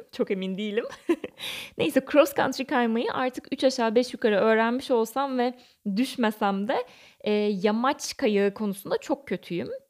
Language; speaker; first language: Turkish; native; Turkish